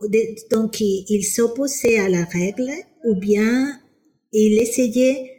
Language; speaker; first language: French; non-native, fluent; Spanish